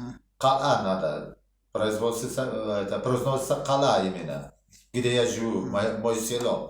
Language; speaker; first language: Russian; non-native, local second language; Uzbek